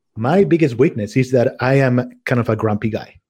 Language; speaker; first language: English; non-native, fluent; Spanish